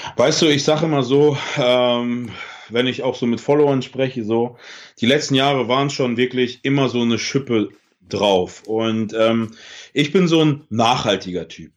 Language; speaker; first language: German; early bilingual, other home language; Russian